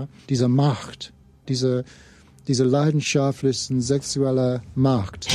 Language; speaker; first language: German; non-native, fluent; English